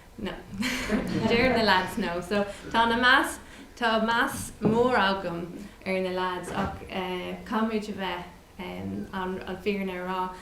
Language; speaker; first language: Irish; non-native, local second language; English